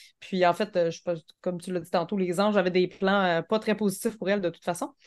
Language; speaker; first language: French; native; French